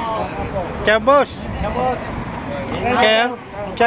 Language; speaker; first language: Italian; non-native, learner; Filipino